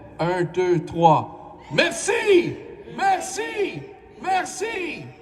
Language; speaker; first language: French; non-native, local second language; Ukrainian